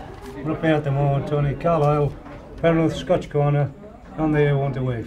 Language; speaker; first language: English; native; English